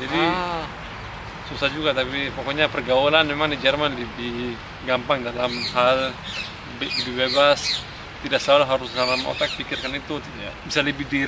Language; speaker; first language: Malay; early bilingual, other home language; German